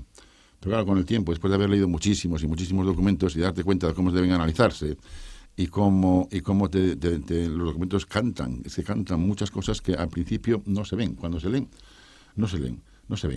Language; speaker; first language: Spanish; native; Spanish